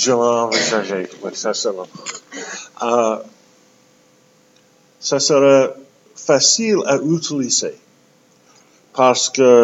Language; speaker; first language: French; non-native, local second language; English